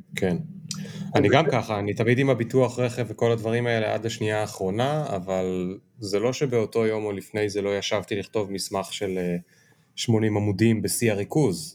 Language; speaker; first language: Hebrew; native; Hebrew